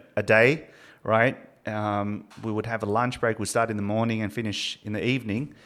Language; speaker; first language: English; early bilingual, other home language; Spanish